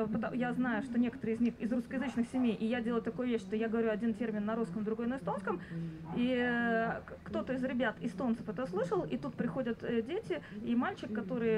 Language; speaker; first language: Russian; non-native, fluent; Estonian